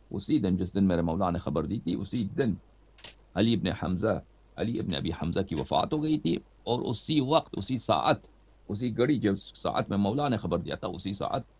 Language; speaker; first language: Urdu; non-native, fluent; Persian